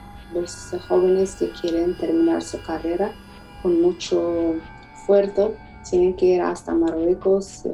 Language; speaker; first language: Spanish; non-native, fluent; Arabic